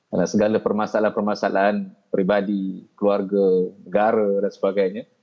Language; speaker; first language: Malay; native; Malay